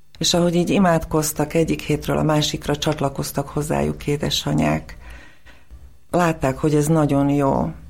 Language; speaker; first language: Hungarian; non-native, local second language; Slovak